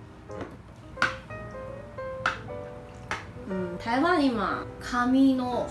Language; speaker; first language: Japanese; non-native, learner; Chinese